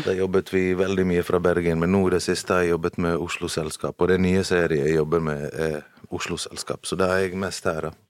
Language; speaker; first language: Norwegian; early bilingual, other home language; Bosnian